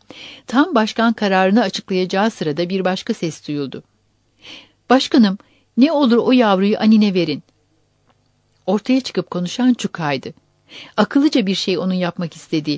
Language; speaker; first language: Turkish; native; Turkish